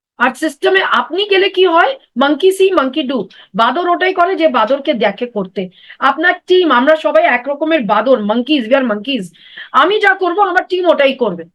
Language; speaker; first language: Bangla; non-native, local second language; Hindi